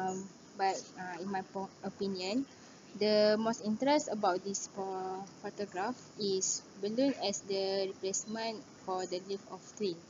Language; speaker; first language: English; non-native, learner; Malay